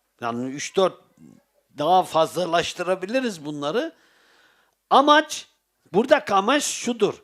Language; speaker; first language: Turkish; native; Turkish